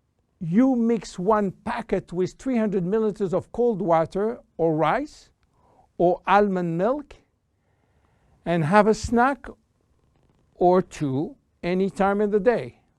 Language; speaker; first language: English; non-native, fluent; French